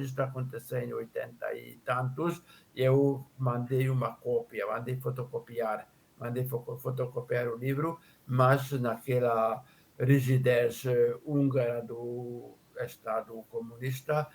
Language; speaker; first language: Portuguese; non-native, fluent; Hungarian